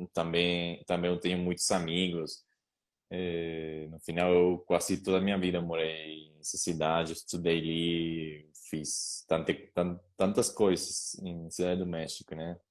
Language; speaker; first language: Portuguese; non-native, learner; Spanish